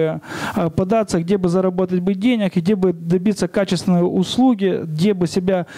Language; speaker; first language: Russian; non-native, local second language; Ukrainian